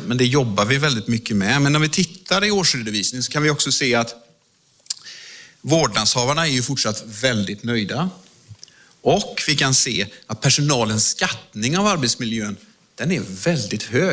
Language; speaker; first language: Swedish; native; Swedish